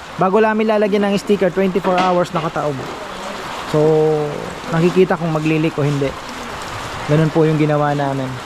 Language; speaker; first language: Filipino; non-native, local second language; Pampanga